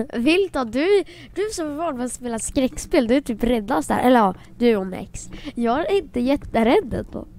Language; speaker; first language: Swedish; native; Swedish